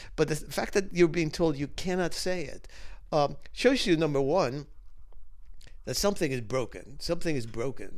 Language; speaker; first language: English; early bilingual, other home language; Spanish